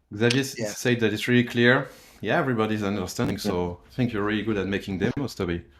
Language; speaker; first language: English; non-native, fluent; French